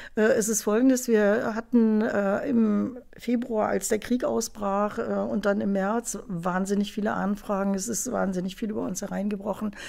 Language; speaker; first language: German; native; German